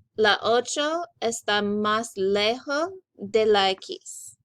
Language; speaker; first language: Spanish; non-native, learner; English